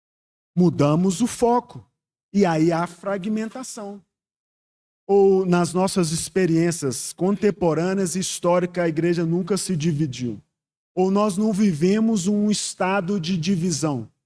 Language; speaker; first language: Portuguese; native; Portuguese